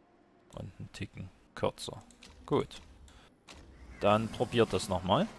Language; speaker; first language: German; native; German